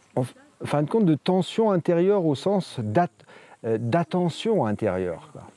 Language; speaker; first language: French; native; French